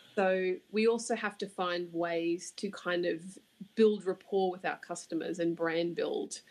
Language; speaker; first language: English; native; English